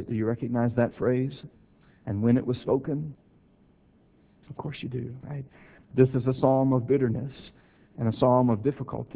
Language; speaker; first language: English; native; English